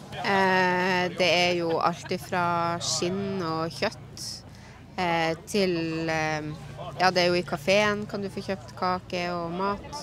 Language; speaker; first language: Norwegian; native; Norwegian